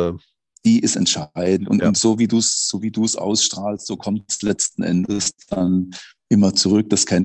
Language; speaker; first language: German; native; German